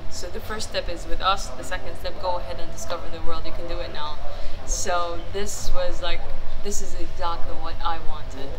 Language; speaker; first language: English; non-native, fluent; Arabic